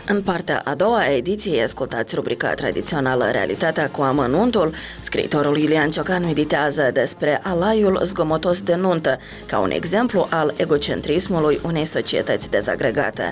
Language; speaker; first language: Romanian; native; Romanian